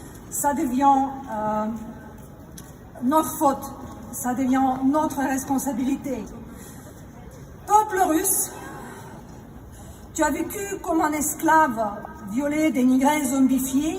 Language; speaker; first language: French; non-native, fluent; Russian